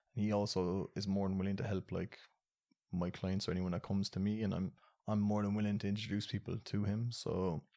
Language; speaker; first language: English; native; English